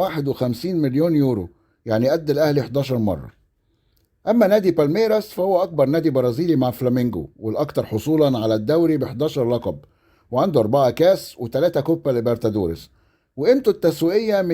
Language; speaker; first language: Arabic; native; Arabic